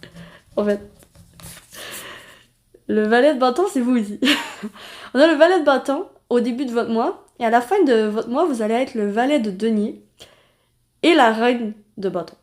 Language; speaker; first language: French; native; French